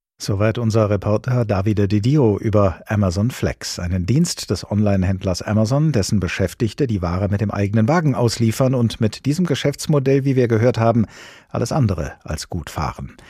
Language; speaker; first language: German; native; German